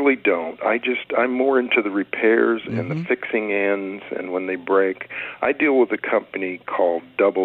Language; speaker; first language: English; native; English